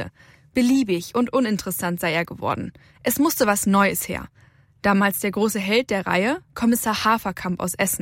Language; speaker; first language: German; native; German